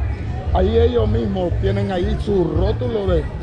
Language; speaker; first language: Spanish; native; Spanish